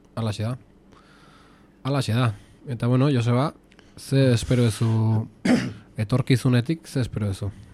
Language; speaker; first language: Basque; native; Basque